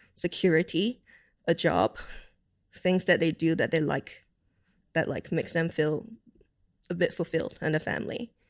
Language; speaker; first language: English; non-native, local second language; Cantonese